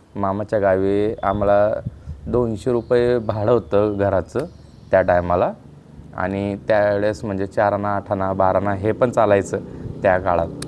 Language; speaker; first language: Marathi; non-native, local second language; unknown